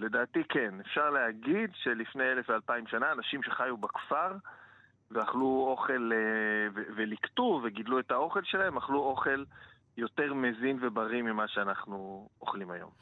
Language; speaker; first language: Hebrew; native; Hebrew